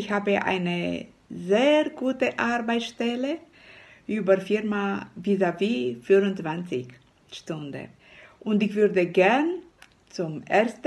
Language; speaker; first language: German; non-native, fluent; Romanian